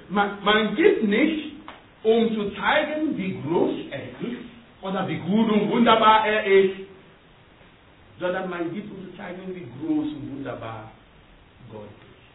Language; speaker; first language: German; non-native, learner; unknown